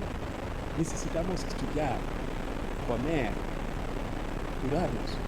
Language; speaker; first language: Spanish; non-native, fluent; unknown